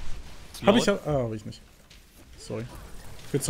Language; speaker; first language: German; native; German